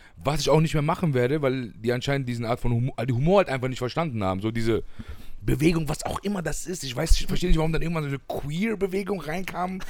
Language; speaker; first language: German; early bilingual, other home language; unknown